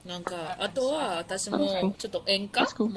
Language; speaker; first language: Japanese; non-native, learner; Spanish